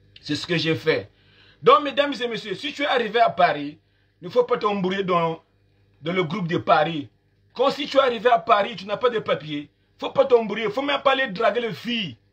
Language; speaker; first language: French; non-native, local second language; Lingala